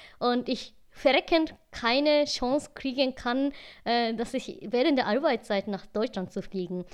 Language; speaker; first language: German; non-native, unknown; Japanese